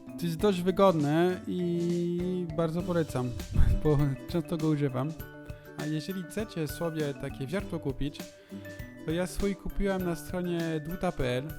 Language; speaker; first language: Polish; non-native, learner; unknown